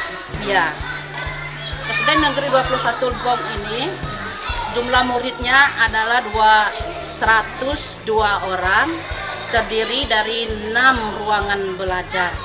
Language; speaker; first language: Indonesian; native; Indonesian